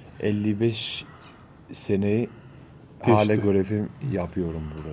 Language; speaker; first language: Turkish; non-native, learner; Arabic